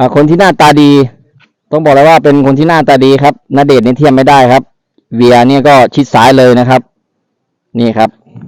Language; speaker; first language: Thai; native; Thai